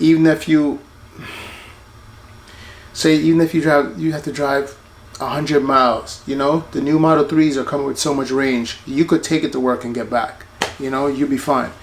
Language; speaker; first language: English; native; English